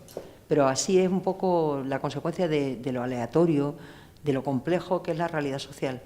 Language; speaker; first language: Spanish; native; Spanish